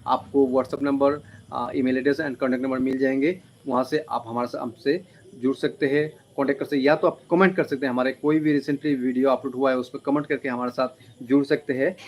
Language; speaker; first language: Hindi; non-native, local second language; Bangla